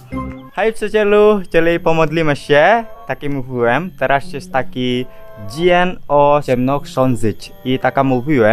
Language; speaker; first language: Polish; non-native, learner; Balinese